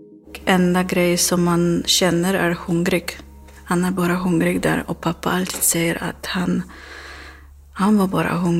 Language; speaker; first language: Swedish; non-native, learner; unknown